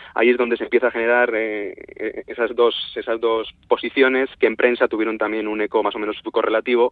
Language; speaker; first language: Spanish; native; Spanish